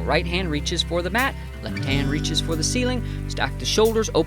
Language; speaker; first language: English; native; English